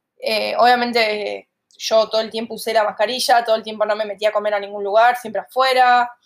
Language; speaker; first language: Spanish; native; Spanish